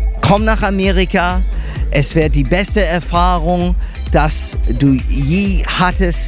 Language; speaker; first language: German; non-native, fluent; English